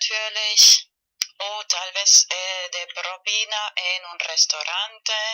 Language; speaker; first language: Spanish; non-native, fluent; German